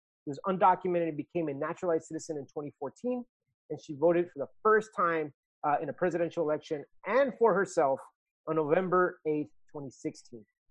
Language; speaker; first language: English; early bilingual, other home language; Spanish